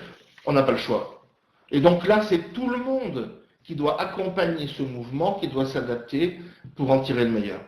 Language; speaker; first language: French; native; French